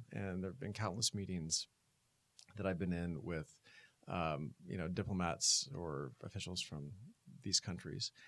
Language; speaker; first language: English; native; English